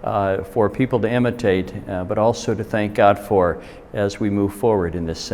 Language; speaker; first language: English; native; English